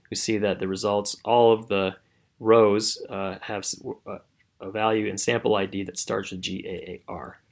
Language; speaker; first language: English; native; English